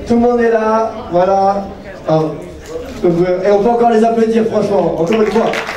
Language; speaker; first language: French; native; French